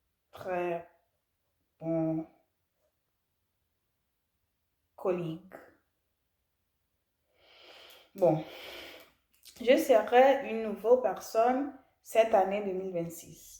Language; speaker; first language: French; non-native, learner; English